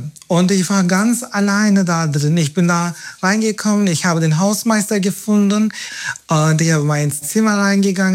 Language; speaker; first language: German; non-native, fluent; Turkish